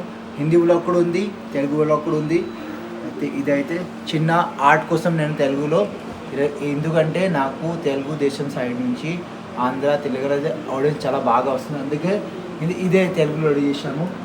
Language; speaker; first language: Telugu; non-native, local second language; Hindi